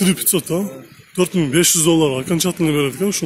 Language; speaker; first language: Russian; non-native, local second language; Kyrgyz